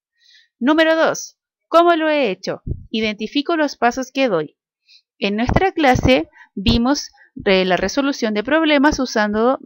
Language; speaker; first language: Spanish; native; Spanish